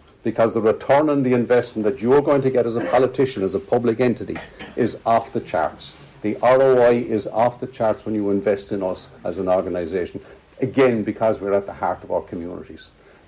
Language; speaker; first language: English; native; English